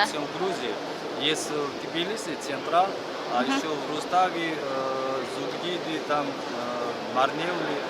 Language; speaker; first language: Russian; non-native, fluent; Georgian